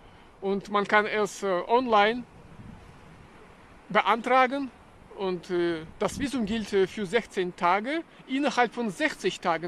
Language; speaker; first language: German; non-native, fluent; Russian